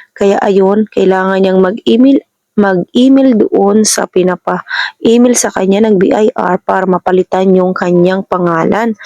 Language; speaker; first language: Filipino; native; Filipino